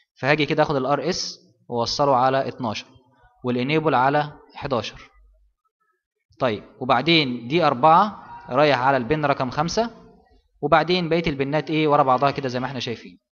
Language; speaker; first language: Arabic; native; Arabic